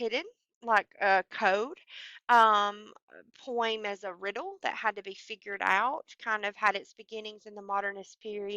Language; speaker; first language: English; native; English